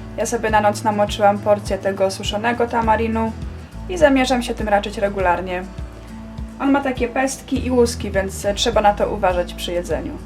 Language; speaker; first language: Polish; native; Polish